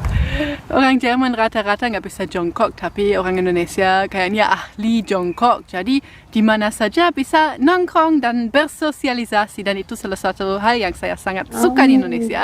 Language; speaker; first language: Indonesian; non-native, fluent; German